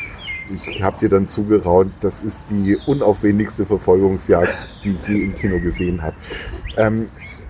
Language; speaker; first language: German; native; German